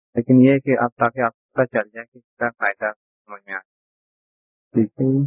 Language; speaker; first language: Urdu; native; Urdu